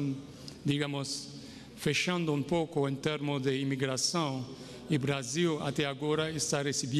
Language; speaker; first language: Portuguese; non-native, fluent; Haitian Creole